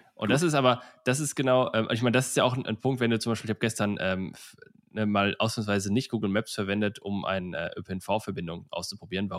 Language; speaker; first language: German; native; German